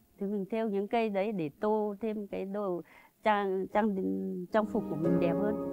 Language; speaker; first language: Vietnamese; non-native, local second language; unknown